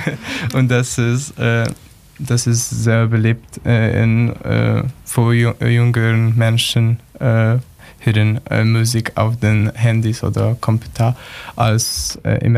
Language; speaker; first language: German; non-native, learner; Polish